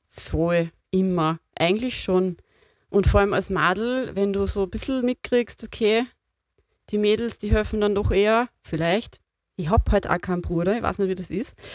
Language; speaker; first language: German; native; German